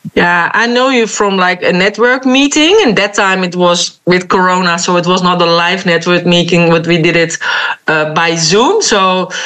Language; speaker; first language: English; non-native, fluent; Dutch